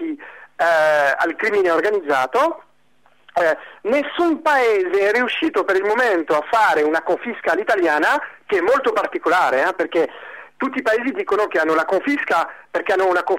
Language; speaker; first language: Italian; non-native, fluent; French